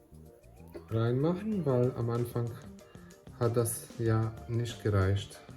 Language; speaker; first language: German; non-native, fluent; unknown